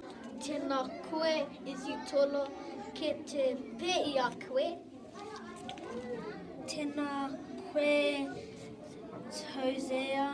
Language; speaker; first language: Māori; non-native, learner; English